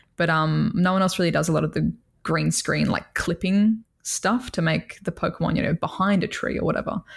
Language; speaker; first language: English; native; English